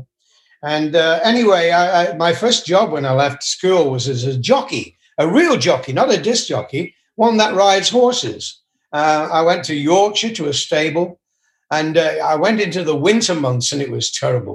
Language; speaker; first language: English; native; English